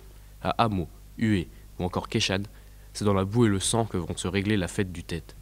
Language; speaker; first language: French; native; French